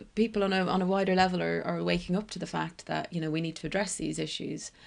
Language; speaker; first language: English; native; English